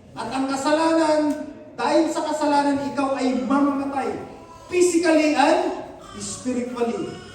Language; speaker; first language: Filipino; non-native, local second language; Cebuano